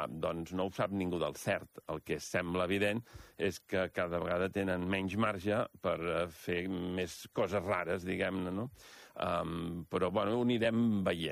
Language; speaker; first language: Catalan; native; Catalan